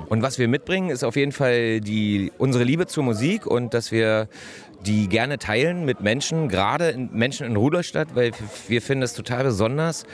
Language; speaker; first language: German; native; German